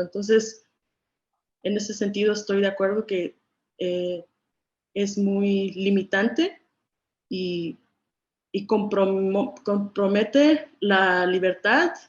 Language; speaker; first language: Spanish; early bilingual, other home language; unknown